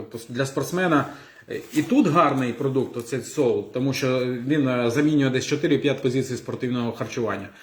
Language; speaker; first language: Ukrainian; non-native, local second language; Russian